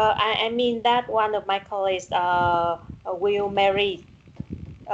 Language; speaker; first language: English; non-native, learner; Vietnamese